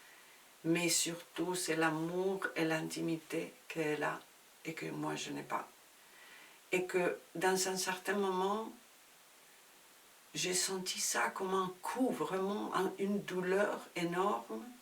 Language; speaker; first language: French; non-native, fluent; Spanish